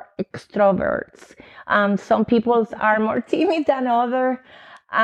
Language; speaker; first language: English; non-native, fluent; Spanish